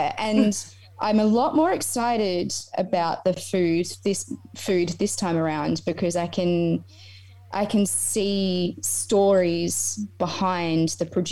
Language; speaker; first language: English; native; English